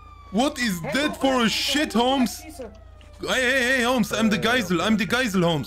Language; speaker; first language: English; non-native, learner; German